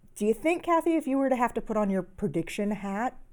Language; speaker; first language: English; native; English